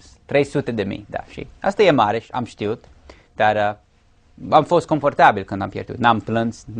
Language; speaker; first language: Romanian; early bilingual, heritage; English